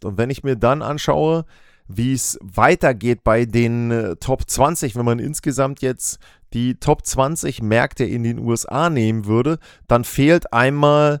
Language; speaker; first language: German; native; German